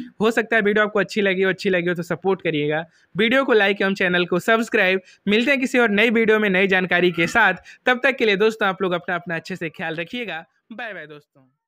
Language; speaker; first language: Hindi; native; Hindi